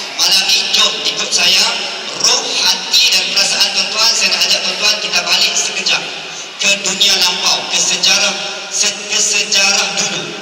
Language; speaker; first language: Malay; native; Malay